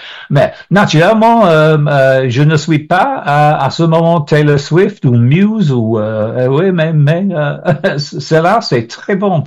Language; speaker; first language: French; non-native, learner; English